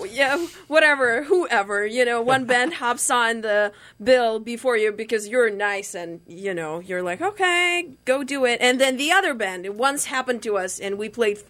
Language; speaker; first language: English; non-native, fluent; Russian